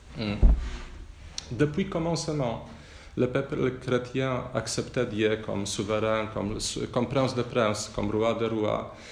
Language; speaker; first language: French; non-native, fluent; Polish